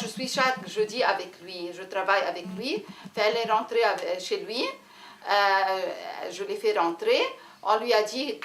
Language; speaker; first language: French; non-native, learner; Arabic